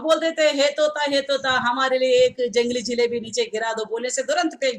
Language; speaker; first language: Hindi; non-native, local second language; Telugu